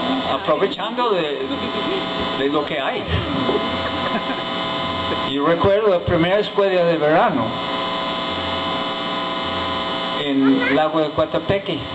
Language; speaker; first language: Spanish; non-native, fluent; English